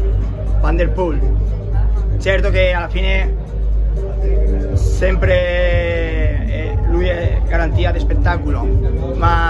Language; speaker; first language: Italian; non-native, learner; Spanish